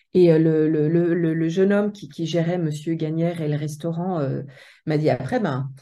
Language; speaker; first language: French; native; French